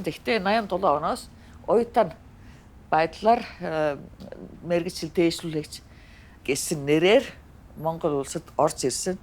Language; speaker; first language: Mongolian; non-native, fluent; Finnish